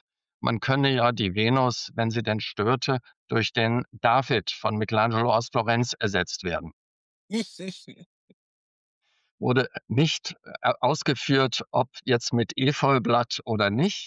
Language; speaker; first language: German; native; German